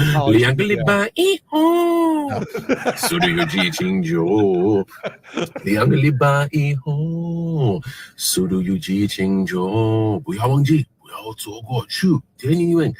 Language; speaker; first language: Chinese; non-native, learner; English